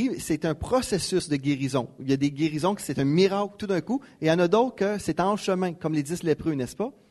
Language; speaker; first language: French; native; French